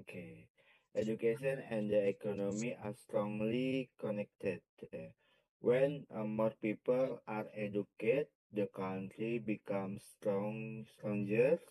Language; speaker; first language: English; non-native, learner; Indonesian